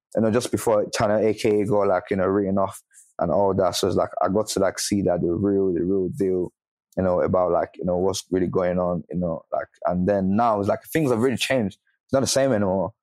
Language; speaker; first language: English; non-native, local second language; Yoruba